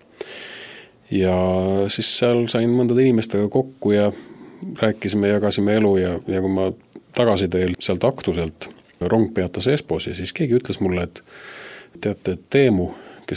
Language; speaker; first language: Estonian; native; Estonian